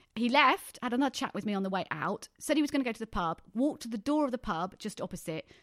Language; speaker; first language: English; native; English